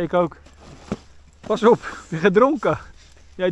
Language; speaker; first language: Dutch; native; Dutch